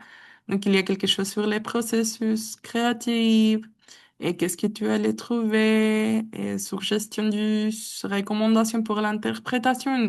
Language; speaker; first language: French; non-native, learner; Spanish